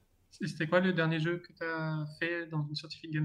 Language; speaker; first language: French; native; French